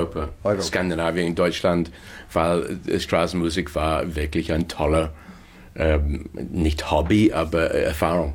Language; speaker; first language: German; non-native, fluent; English